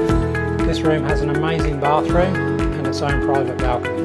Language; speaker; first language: English; native; English